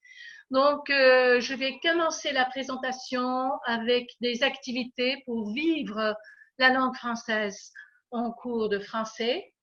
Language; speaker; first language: French; non-native, fluent; English